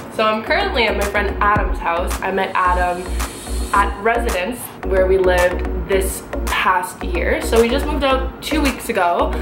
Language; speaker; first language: English; native; English